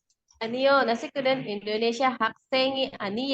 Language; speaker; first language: Korean; non-native, learner; Indonesian